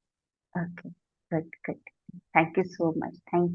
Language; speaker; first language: Hindi; native; Hindi